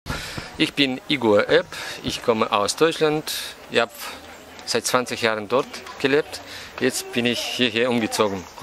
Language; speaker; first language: German; non-native, fluent; Russian